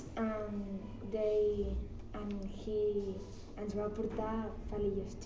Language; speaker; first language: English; non-native, learner; Catalan